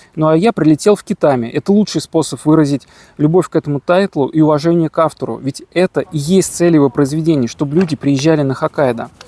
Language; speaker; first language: Russian; native; Russian